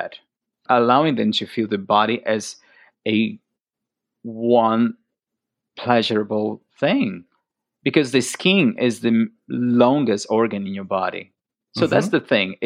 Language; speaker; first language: English; non-native, fluent; Portuguese